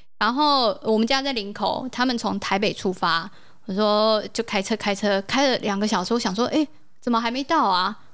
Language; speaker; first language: Chinese; native; Chinese